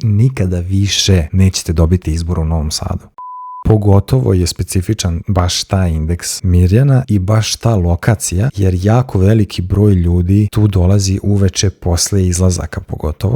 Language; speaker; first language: Serbian; native; Serbian